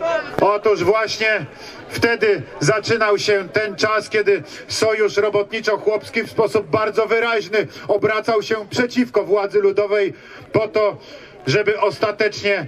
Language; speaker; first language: Polish; native; Polish